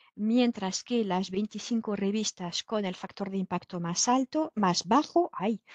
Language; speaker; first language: Spanish; non-native, fluent; French